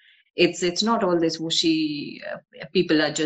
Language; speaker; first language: English; non-native, local second language; Bangla